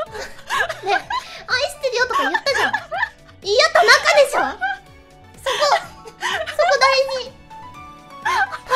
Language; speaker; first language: Japanese; native; Japanese